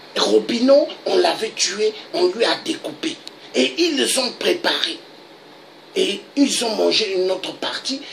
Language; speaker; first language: French; non-native, local second language; Lingala